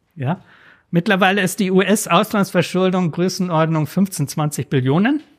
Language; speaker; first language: German; native; German